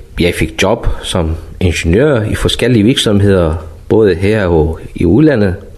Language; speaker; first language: Danish; non-native, fluent; Persian